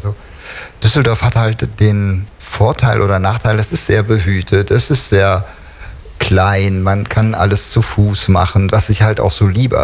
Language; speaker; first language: German; native; German